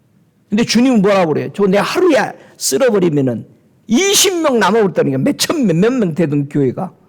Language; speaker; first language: Korean; native; Korean